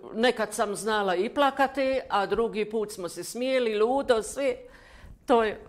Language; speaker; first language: Croatian; non-native, fluent; German